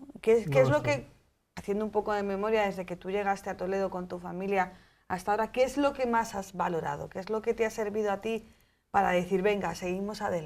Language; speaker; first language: Spanish; native; Spanish